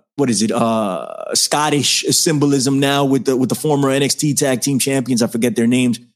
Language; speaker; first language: English; native; English